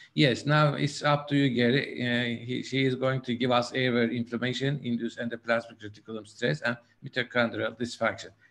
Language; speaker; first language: English; non-native, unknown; Turkish